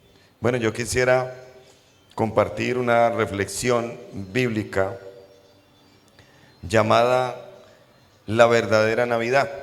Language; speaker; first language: Spanish; native; Spanish